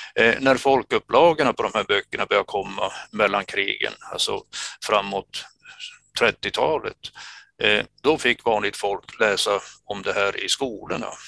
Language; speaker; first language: Swedish; native; Swedish